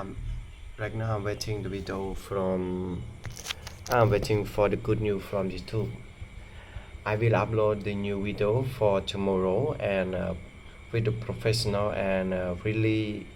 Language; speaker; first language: English; non-native, learner; Khmer